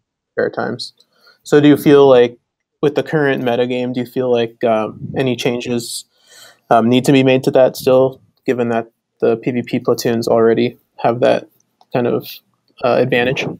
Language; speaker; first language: English; native; English